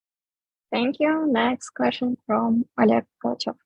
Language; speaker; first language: English; non-native, fluent; Russian